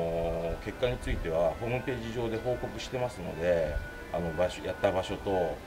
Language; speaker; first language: Japanese; native; Japanese